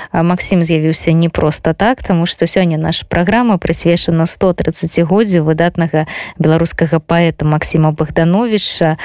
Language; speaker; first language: Belarusian; native; Belarusian